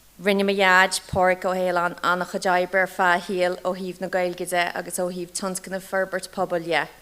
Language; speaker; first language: Irish; native; Irish